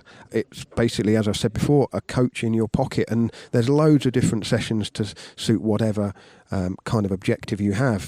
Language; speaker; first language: English; native; English